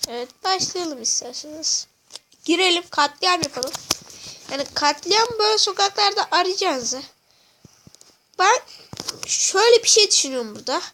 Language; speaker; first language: Turkish; native; Turkish